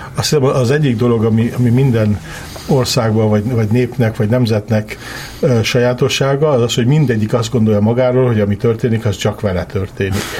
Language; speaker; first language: Hungarian; early bilingual, heritage; Hungarian